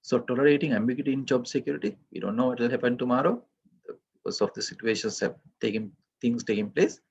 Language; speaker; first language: English; non-native, local second language; Sinhala